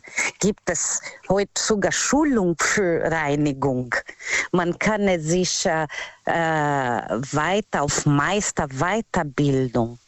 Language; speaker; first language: German; non-native, learner; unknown